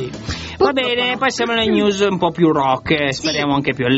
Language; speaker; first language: Italian; native; Italian